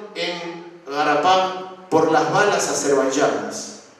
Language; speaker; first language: Spanish; native; Spanish